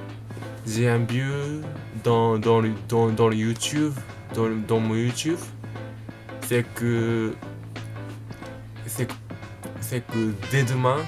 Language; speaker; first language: French; non-native, learner; Japanese